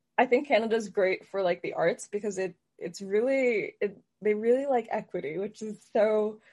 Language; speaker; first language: English; native; English